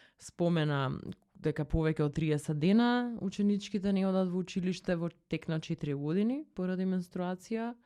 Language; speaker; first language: Macedonian; native; Macedonian